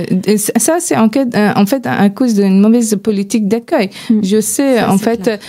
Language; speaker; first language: French; non-native, fluent; Persian